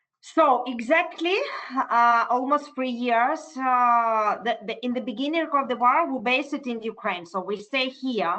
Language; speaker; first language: English; non-native, fluent; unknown